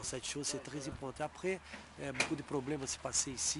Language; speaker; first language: French; non-native, fluent; Portuguese